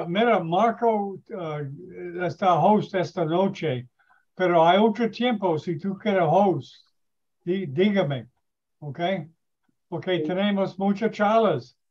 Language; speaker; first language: Spanish; non-native, learner; English